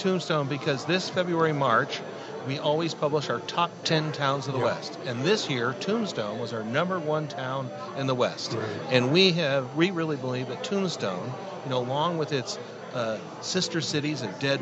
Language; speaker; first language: English; native; English